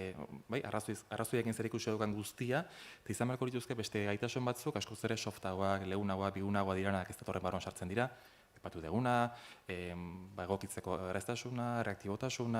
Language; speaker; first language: Basque; native; Basque